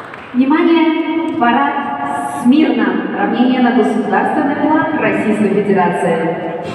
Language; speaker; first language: Russian; native; Russian